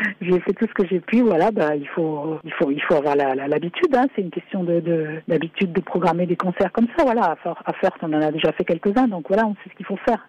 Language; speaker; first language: French; native; French